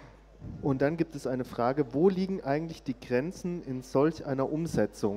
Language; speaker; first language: German; native; German